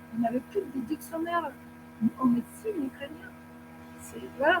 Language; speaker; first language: French; non-native, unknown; Ukrainian